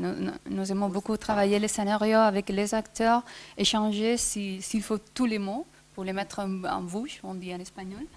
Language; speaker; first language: French; non-native, fluent; Spanish